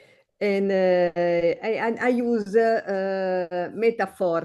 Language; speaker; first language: English; non-native, learner; Italian